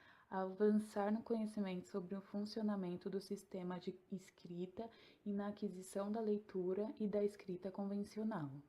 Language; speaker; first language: Portuguese; native; Portuguese